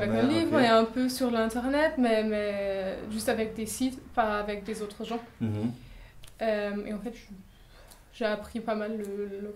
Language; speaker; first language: French; non-native, fluent; German